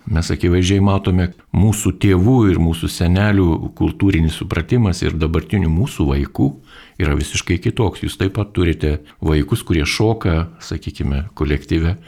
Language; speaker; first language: Lithuanian; native; Lithuanian